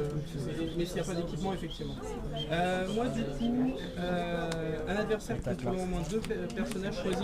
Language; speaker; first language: French; native; French